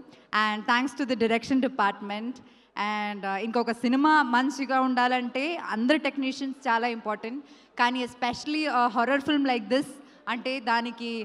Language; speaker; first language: Telugu; non-native, local second language; Malayalam